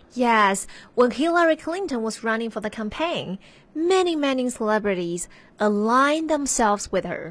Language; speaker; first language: English; non-native, fluent; Chinese